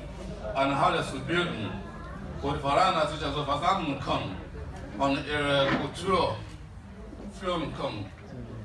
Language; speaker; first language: German; non-native, fluent; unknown